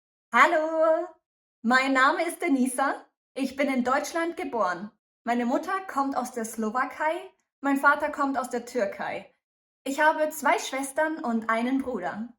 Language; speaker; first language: German; early bilingual, other home language; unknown